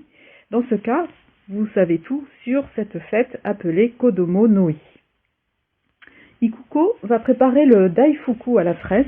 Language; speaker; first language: French; native; French